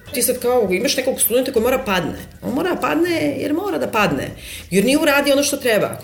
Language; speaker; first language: Serbian; native; Serbian